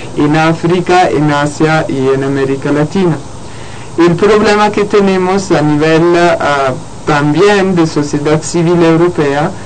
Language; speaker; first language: Spanish; non-native, fluent; Italian